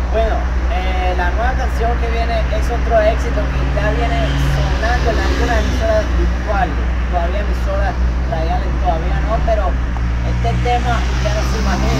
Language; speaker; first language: Spanish; native; Spanish